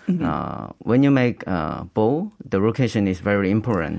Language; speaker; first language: English; non-native, learner; Korean